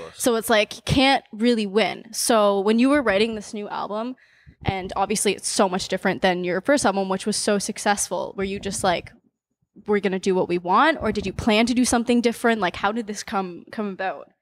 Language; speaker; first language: English; native; English